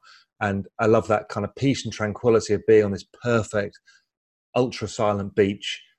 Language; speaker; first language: English; native; English